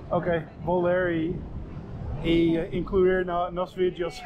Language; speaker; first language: Portuguese; non-native, learner; English